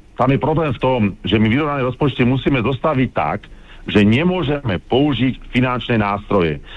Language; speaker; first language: Slovak; native; Slovak